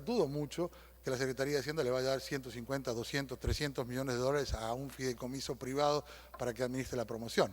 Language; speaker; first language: Spanish; native; Spanish